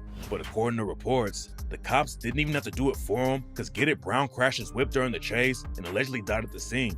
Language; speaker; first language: English; native; English